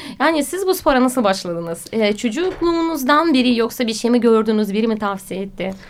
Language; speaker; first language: Turkish; non-native, fluent; Russian